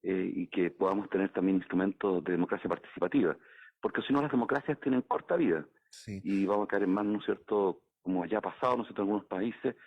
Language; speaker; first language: Spanish; native; Spanish